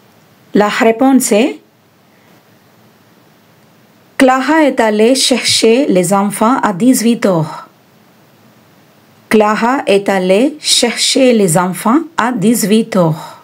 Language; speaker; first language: French; non-native, fluent; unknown